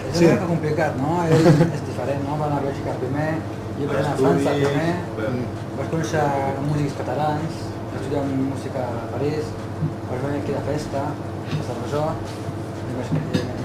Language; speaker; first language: Catalan; non-native, fluent; Arabic